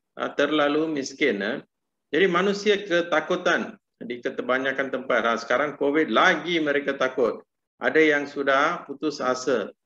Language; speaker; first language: Malay; non-native, local second language; Tamil